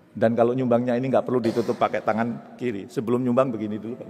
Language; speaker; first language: Indonesian; native; Indonesian